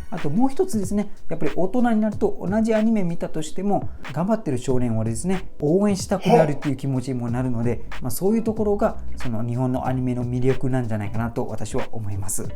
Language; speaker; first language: Japanese; non-native, fluent; Malay